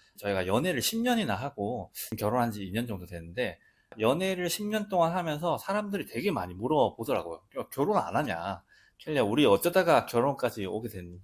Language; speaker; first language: Korean; native; Korean